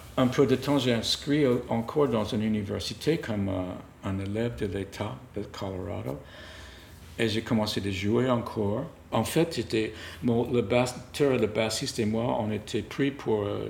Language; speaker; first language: French; non-native, fluent; English